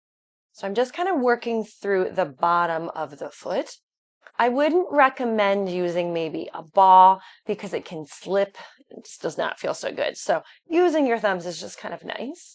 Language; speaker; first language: English; native; English